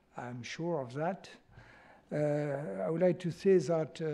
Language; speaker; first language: English; non-native, learner; French